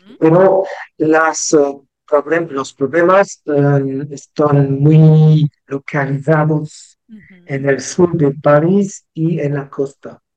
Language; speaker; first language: Spanish; non-native, learner; French